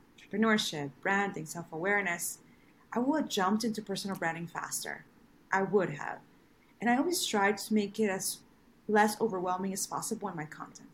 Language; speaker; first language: English; non-native, fluent; Spanish